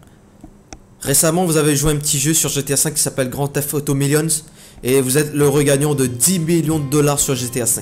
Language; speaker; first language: French; native; French